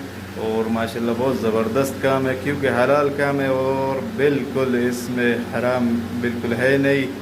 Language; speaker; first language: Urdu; non-native, local second language; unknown